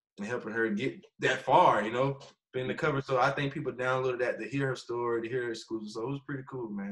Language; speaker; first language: English; native; English